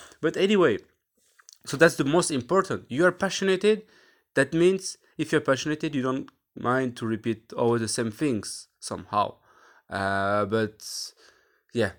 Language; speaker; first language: English; non-native, fluent; French